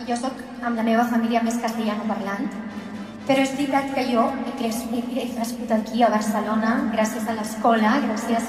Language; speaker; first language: Catalan; non-native, local second language; Spanish